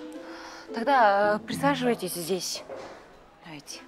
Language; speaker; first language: Russian; non-native, local second language; Kazakh